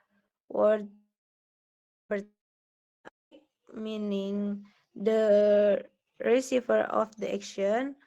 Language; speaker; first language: English; non-native, learner; Indonesian